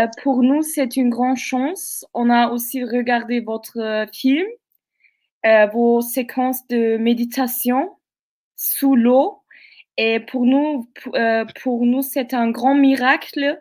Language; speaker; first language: French; non-native, fluent; Turkish